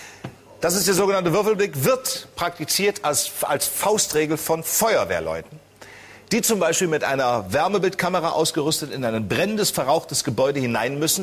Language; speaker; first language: German; native; German